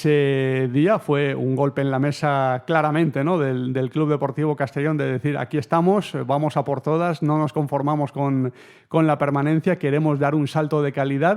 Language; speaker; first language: Spanish; native; Spanish